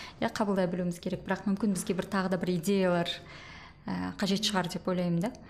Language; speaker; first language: Kazakh; native; Kazakh